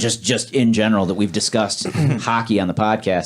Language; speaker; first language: English; native; English